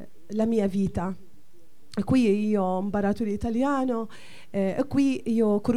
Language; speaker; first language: Italian; non-native, learner; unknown